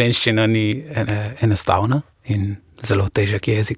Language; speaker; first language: Slovenian; non-native, fluent; Persian